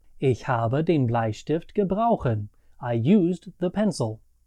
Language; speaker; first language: German; non-native, fluent; English